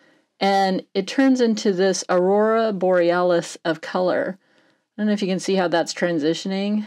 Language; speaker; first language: English; native; English